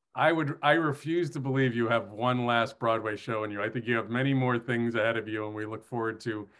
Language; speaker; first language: English; native; English